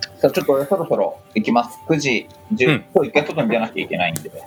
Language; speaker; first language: Japanese; native; Japanese